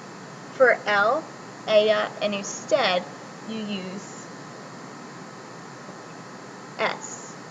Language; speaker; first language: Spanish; non-native, learner; English